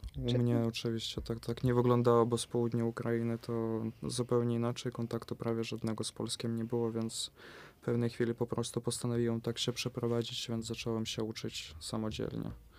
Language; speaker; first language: Polish; non-native, fluent; Russian